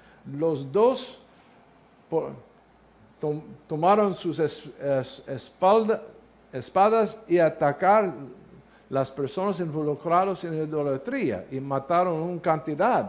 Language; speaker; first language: Spanish; non-native, learner; English